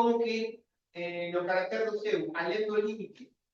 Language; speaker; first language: Portuguese; native; Portuguese